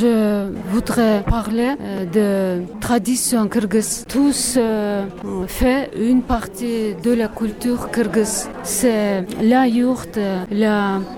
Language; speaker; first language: French; non-native, learner; Kyrgyz